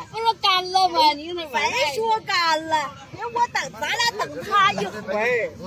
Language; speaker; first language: Chinese; native; Chinese